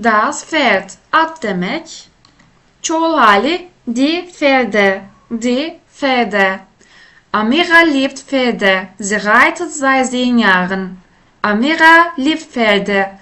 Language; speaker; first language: German; non-native, fluent; Turkish